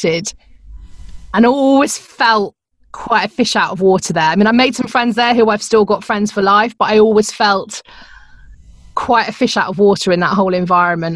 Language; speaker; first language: English; native; English